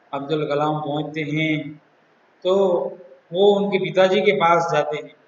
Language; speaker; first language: Hindi; non-native, local second language; Gujarati